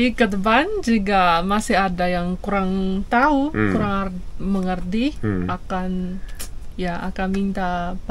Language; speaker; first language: Indonesian; non-native, fluent; Chinese